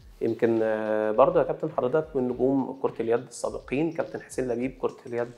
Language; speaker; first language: Arabic; native; Arabic